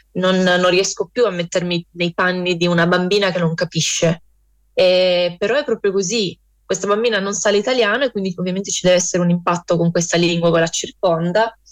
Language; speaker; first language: Italian; early bilingual, other home language; Romanian